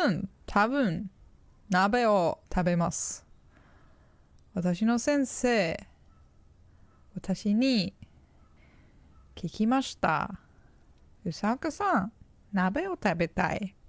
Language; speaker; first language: Japanese; non-native, learner; English